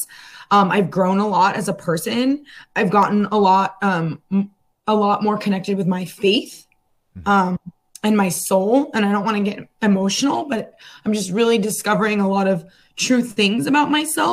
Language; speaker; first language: English; native; English